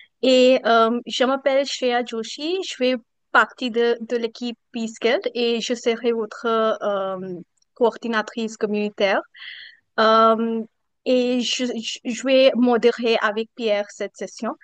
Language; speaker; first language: French; non-native, fluent; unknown